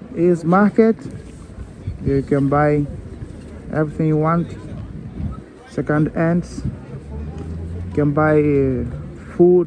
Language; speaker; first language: English; non-native, learner; Portuguese